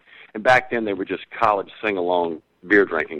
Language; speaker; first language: English; native; English